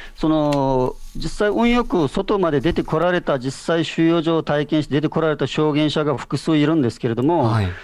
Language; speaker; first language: Japanese; non-native, fluent; Uyghur